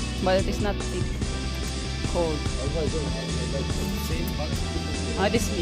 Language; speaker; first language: English; non-native, learner; Filipino